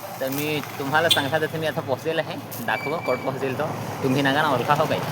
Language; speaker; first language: Marathi; non-native, local second language; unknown